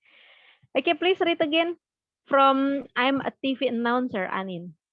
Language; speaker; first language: English; non-native, fluent; Indonesian